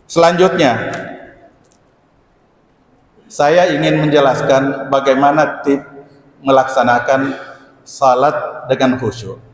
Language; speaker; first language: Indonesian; native; Indonesian